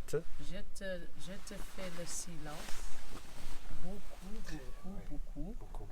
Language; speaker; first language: French; non-native, local second language; Arabic